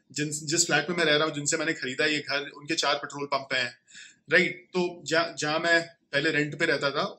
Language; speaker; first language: Hindi; native; Hindi